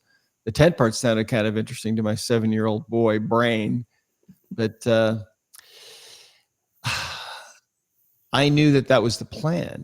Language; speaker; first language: English; native; English